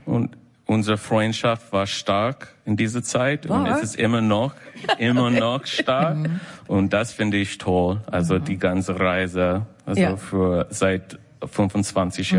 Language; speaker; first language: German; non-native, learner; English